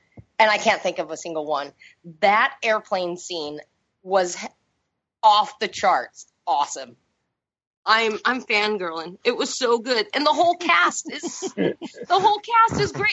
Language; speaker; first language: English; native; English